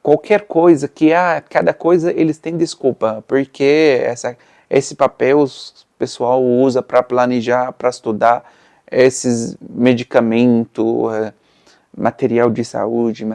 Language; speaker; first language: Portuguese; non-native, fluent; Arabic